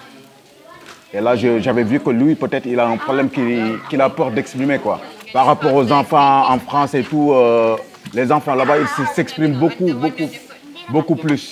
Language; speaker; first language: French; non-native, local second language; Wolof